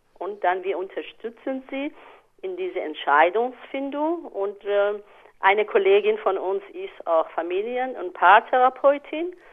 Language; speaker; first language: German; non-native, fluent; Persian